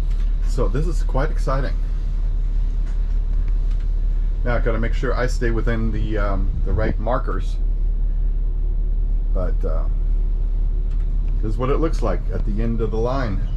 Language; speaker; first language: English; native; English